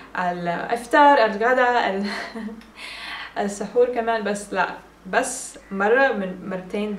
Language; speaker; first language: Arabic; early bilingual, heritage; English